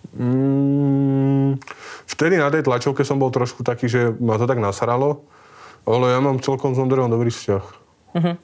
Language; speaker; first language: Slovak; native; Slovak